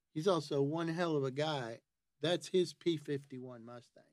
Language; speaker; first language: English; native; English